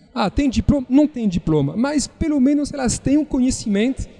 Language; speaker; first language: Portuguese; non-native, fluent; French